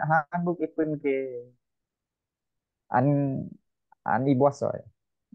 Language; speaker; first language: Korean; non-native, learner; Vietnamese